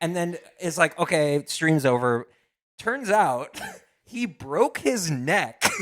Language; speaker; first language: English; native; English